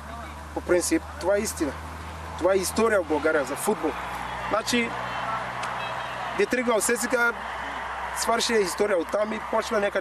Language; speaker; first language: Bulgarian; non-native, learner; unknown